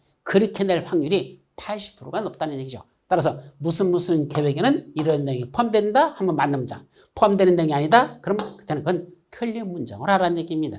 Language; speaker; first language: Korean; native; Korean